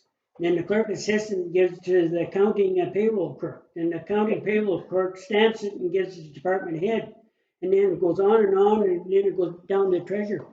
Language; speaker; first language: English; native; English